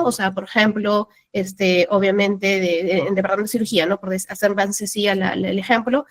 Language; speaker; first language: Spanish; native; Spanish